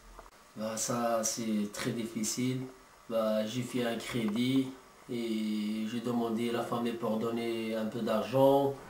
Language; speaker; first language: French; non-native, learner; Arabic